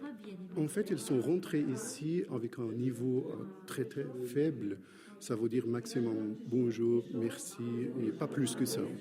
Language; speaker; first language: French; non-native, fluent; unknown